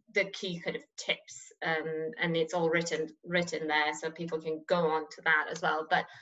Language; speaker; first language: English; non-native, fluent; Persian